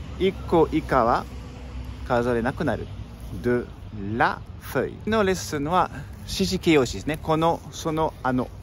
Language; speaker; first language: Japanese; non-native, fluent; French